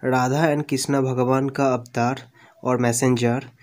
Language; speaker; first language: Hindi; non-native, local second language; Bangla